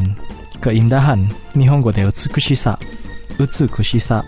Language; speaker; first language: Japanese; non-native, fluent; Indonesian